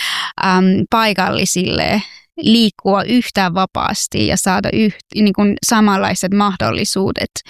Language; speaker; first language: Finnish; non-native, fluent; Persian